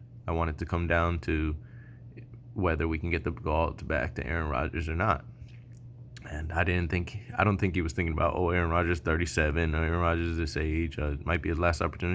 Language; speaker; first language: English; native; English